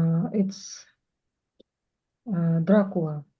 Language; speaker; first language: English; non-native, learner; Russian